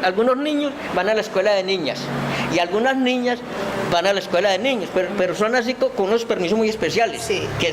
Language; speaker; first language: Spanish; native; Spanish